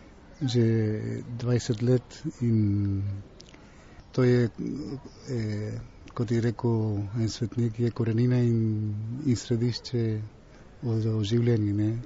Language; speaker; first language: Slovenian; early bilingual, heritage; Slovenian